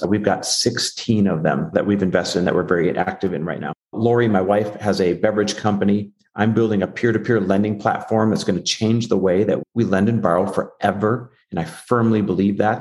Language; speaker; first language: English; native; English